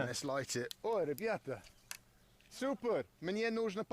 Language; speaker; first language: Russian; non-native, learner; English